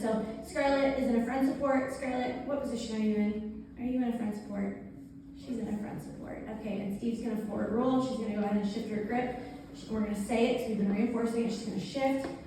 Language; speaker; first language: English; native; English